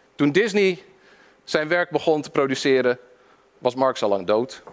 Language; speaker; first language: Dutch; early bilingual, other home language; English